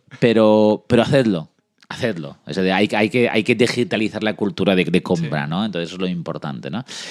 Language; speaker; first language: Spanish; early bilingual, other home language; French